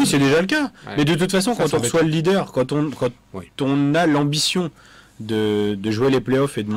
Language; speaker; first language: French; native; French